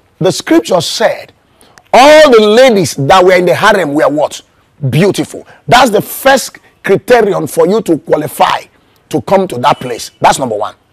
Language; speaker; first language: English; non-native, local second language; Igbo